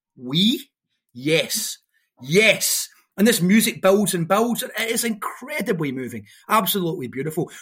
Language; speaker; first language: English; native; English